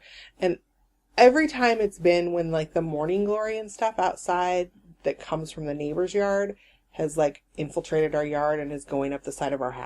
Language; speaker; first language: English; native; English